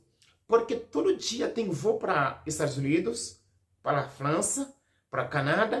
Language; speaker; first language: Portuguese; non-native, learner; Haitian Creole